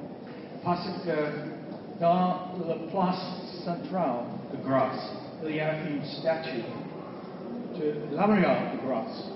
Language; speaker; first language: French; non-native, fluent; English